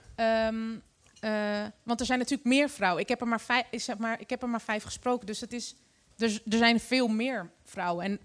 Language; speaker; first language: Dutch; early bilingual, other home language; Arabic